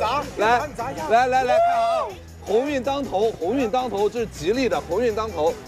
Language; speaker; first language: Chinese; native; Chinese